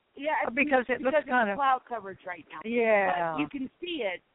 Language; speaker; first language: English; native; English